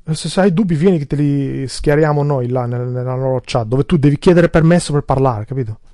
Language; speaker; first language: Italian; early bilingual, other home language; Albanian